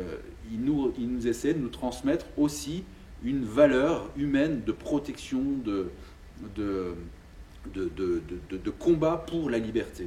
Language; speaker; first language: French; native; French